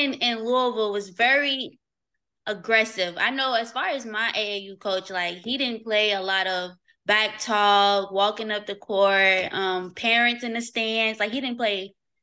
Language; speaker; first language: English; native; English